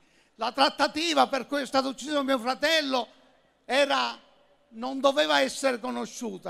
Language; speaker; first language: Italian; native; Italian